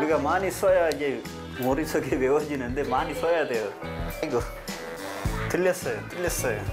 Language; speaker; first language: Korean; non-native, fluent; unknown